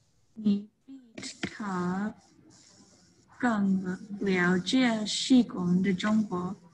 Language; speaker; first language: Chinese; non-native, learner; English